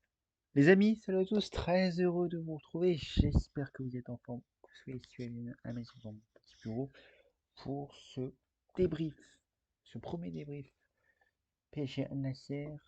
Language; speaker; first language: French; native; French